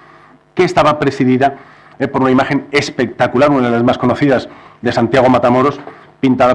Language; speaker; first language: Spanish; native; Spanish